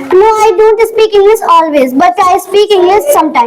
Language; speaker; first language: English; non-native, learner; Hindi